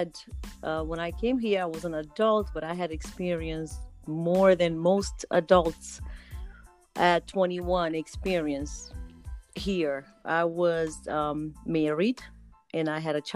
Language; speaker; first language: English; non-native, fluent; Kabuverdianu